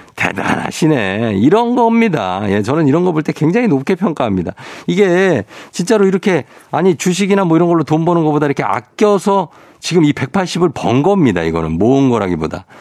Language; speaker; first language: Korean; native; Korean